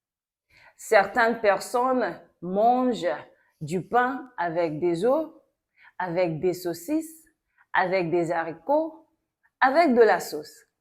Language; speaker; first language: French; non-native, local second language; Yoruba